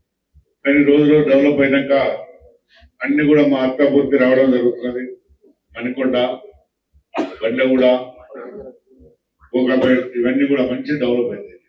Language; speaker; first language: Telugu; native; Telugu